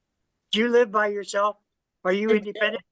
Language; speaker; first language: English; native; English